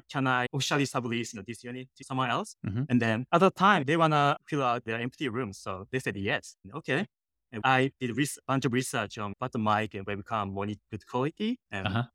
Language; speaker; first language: English; non-native, fluent; Japanese